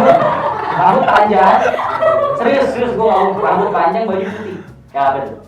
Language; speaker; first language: Indonesian; native; Indonesian